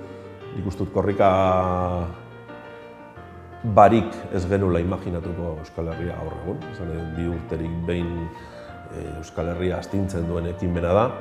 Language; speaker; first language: Basque; native; Basque